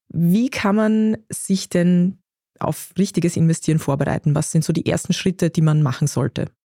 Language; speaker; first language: German; native; German